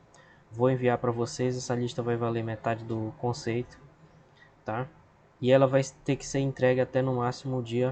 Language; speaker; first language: Portuguese; native; Portuguese